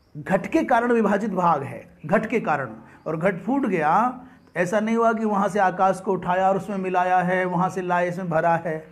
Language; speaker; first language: Hindi; native; Hindi